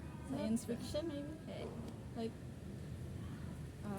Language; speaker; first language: English; non-native, learner; Indonesian